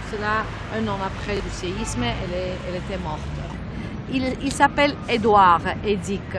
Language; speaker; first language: French; non-native, fluent; Armenian